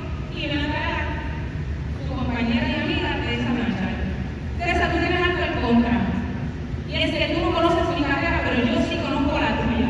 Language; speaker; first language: Spanish; native; Spanish